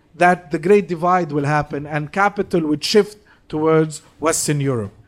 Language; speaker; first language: English; non-native, fluent; Arabic